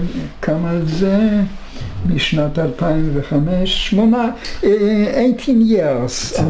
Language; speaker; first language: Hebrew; non-native, fluent; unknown